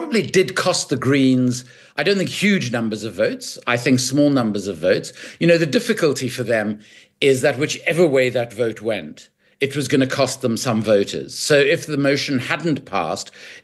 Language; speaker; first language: English; native; English